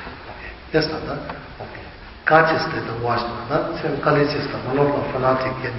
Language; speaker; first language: Russian; non-native, learner; Tibetan